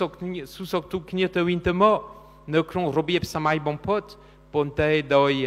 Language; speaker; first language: Khmer; non-native, fluent; French